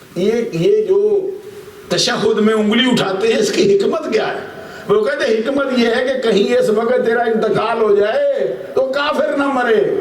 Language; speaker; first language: Urdu; non-native, local second language; Punjabi